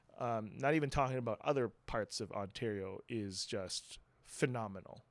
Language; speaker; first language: English; non-native, local second language; Filipino